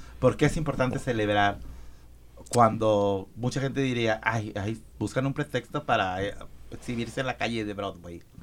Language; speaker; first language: Spanish; native; Spanish